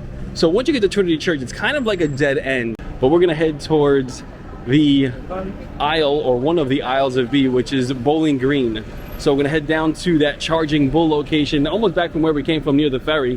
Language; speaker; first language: English; native; English